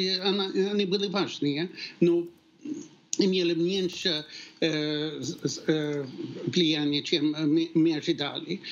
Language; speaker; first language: Russian; non-native, fluent; Swedish